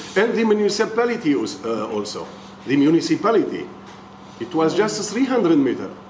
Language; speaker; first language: English; non-native, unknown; Arabic